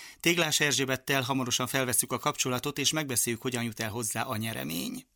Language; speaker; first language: Hungarian; native; Hungarian